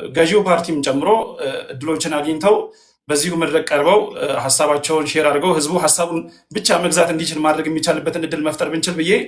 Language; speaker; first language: Amharic; non-native, local second language; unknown